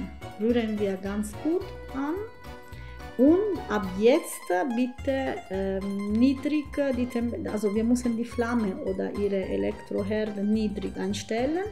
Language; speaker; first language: German; non-native, fluent; Italian